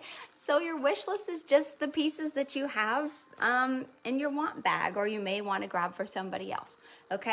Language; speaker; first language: English; native; English